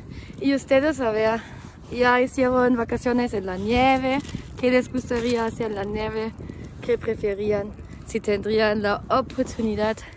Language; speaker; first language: Spanish; non-native, fluent; German